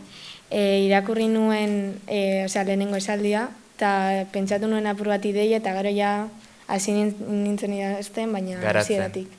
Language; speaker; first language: Basque; non-native, local second language; Spanish